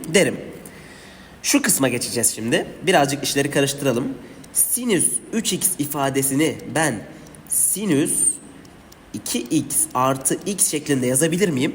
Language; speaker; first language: Turkish; native; Turkish